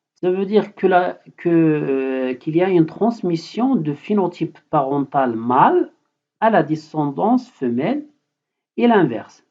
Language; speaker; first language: French; non-native, local second language; Arabic